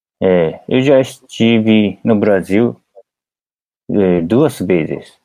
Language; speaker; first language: Portuguese; non-native, learner; Japanese